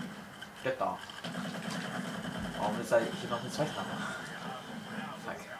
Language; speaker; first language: German; native; German